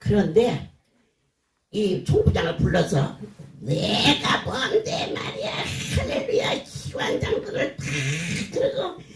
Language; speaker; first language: Korean; native; Korean